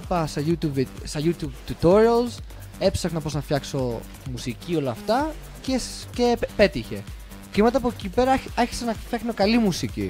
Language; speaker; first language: Greek; early bilingual, heritage; English